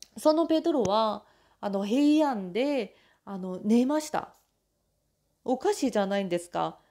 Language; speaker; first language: Japanese; non-native, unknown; Korean